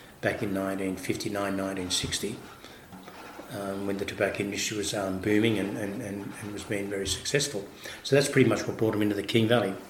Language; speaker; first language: English; early bilingual, other home language; Italian